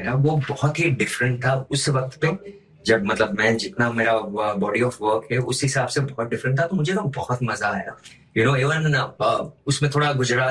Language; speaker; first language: Hindi; non-native, local second language; Gujarati